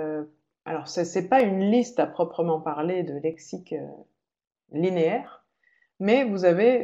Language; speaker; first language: French; native; French